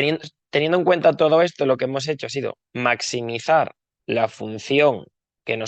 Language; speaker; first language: Spanish; native; Spanish